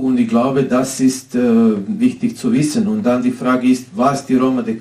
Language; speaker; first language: German; non-native, fluent; Serbian